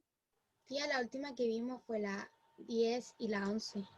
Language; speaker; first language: Spanish; native; Spanish